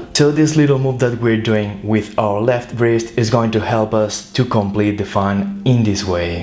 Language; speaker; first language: English; non-native, fluent; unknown